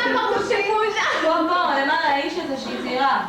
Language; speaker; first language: Hebrew; native; Hebrew